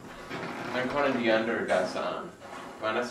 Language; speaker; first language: German; non-native, learner; English